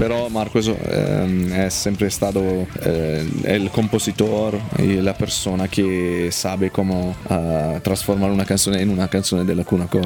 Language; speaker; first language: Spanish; non-native, learner; Italian